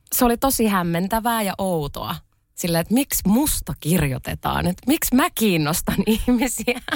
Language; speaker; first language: Finnish; early bilingual, other home language; Russian